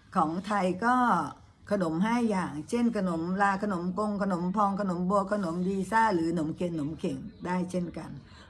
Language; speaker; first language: Thai; native; Thai